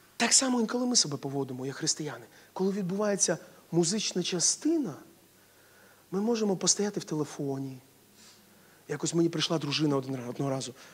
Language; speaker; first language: Ukrainian; non-native, local second language; Russian